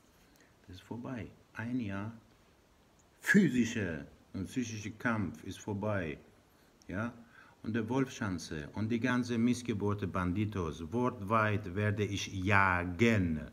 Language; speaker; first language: German; non-native, learner; Persian